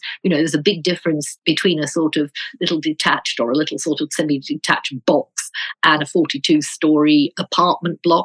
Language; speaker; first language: English; native; English